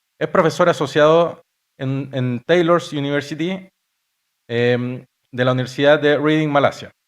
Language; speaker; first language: Spanish; native; Spanish